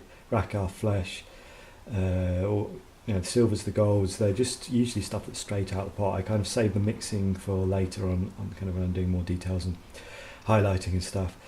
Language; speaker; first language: English; native; English